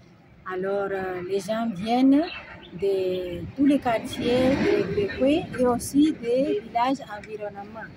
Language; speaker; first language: French; non-native, fluent; Spanish